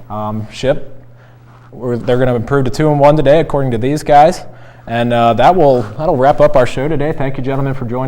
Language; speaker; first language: English; native; English